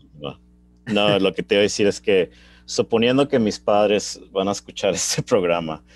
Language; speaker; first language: Spanish; early bilingual, heritage; Spanish